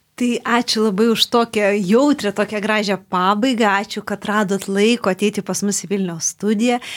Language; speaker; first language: Lithuanian; native; Lithuanian